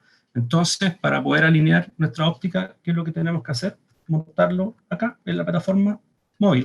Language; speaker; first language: Spanish; native; Spanish